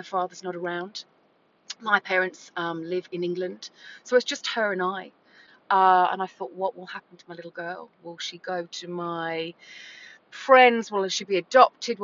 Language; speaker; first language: English; native; English